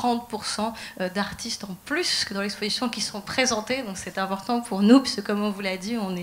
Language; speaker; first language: French; native; French